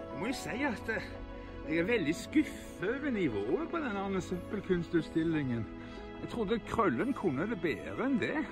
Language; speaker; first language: Norwegian; native; Norwegian